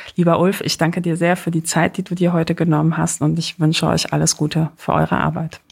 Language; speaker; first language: German; early bilingual, other home language; Polish